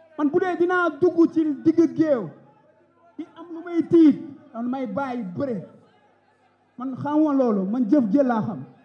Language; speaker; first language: Wolof; non-native, local second language; Serer